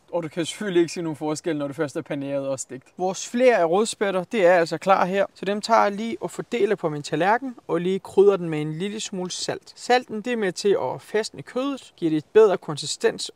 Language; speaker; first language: Danish; early bilingual, other home language; Turkish